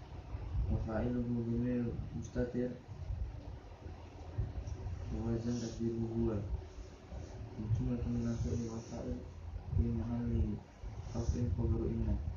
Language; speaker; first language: Arabic; non-native, learner; Indonesian